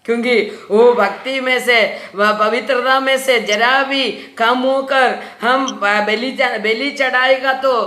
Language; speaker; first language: Hindi; non-native, local second language; Malayalam